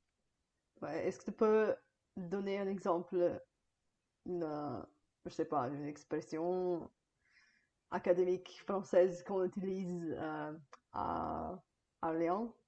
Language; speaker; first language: French; non-native, fluent; Bulgarian